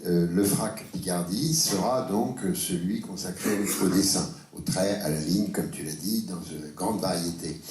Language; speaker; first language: French; native; French